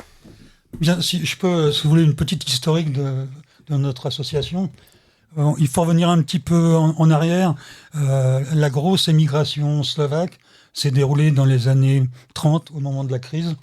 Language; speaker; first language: French; native; French